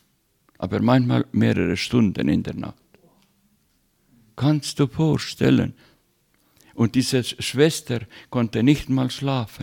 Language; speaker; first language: German; non-native, learner; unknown